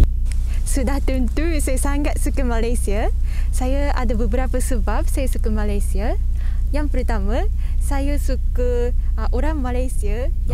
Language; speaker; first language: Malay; non-native, fluent; Japanese